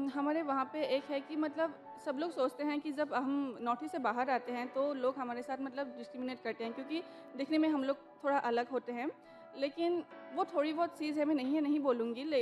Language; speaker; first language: Hindi; non-native, local second language; Assamese